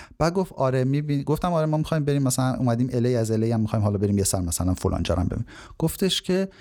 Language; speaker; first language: Persian; native; Persian